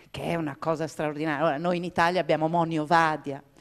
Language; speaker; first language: Italian; non-native, fluent; English